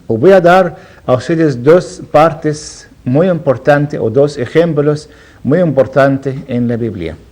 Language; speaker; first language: Spanish; non-native, learner; Arabic